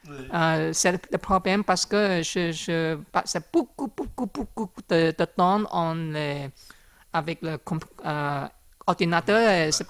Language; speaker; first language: French; non-native, learner; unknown